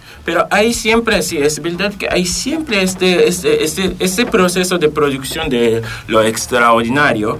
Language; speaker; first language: Spanish; non-native, fluent; Japanese